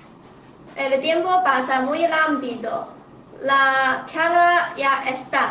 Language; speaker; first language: Spanish; non-native, learner; Chinese